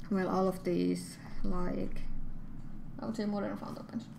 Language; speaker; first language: English; non-native, fluent; Finnish